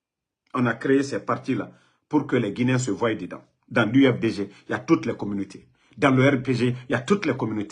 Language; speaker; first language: French; non-native, local second language; Mandingo